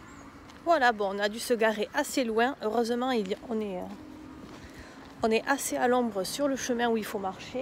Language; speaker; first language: French; native; French